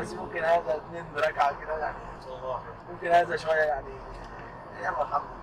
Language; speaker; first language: Arabic; non-native, learner; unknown